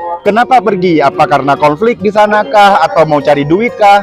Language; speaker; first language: Indonesian; native; Indonesian